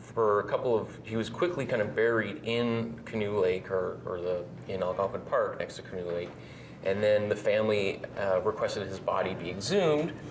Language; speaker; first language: English; native; English